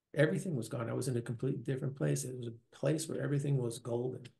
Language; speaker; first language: English; native; English